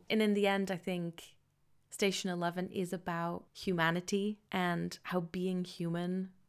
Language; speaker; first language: English; non-native, fluent; Dutch